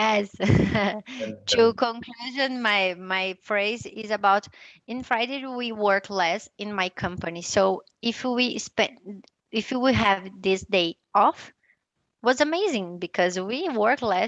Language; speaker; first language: English; non-native, learner; Portuguese